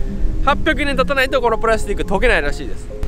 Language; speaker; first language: Japanese; native; Japanese